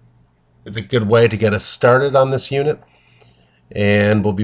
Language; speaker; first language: English; native; English